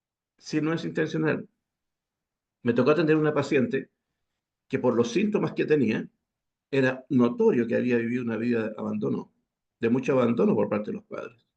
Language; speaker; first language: Spanish; native; Spanish